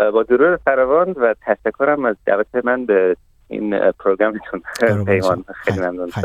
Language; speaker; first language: Persian; early bilingual, heritage; Persian